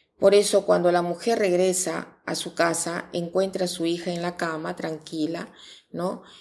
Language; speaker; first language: Spanish; non-native, fluent; Italian